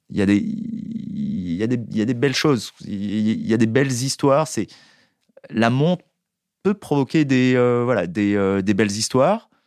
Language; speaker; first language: French; native; French